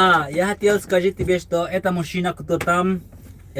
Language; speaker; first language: Russian; non-native, learner; English